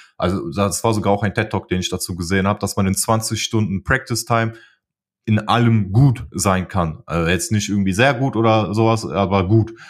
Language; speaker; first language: German; early bilingual, other home language; Polish